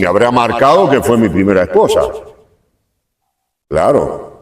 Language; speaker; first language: Spanish; native; Spanish